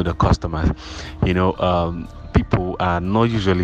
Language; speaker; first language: English; non-native, local second language; Igbo